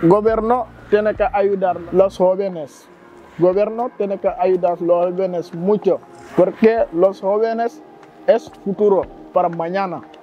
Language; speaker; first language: Spanish; non-native, learner; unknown